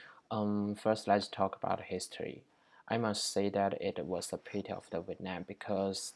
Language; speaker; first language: English; non-native, learner; Chinese